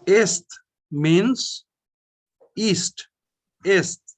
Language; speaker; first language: French; non-native, fluent; Bangla